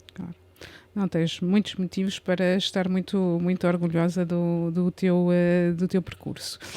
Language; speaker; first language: Portuguese; native; Portuguese